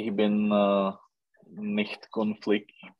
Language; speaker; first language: German; non-native, learner; Czech